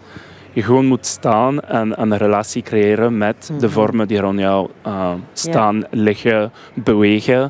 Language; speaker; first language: Dutch; non-native, local second language; French